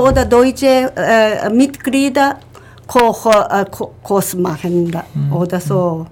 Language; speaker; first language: German; non-native, learner; Japanese